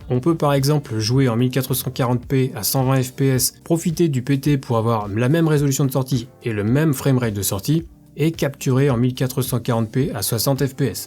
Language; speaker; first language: French; native; French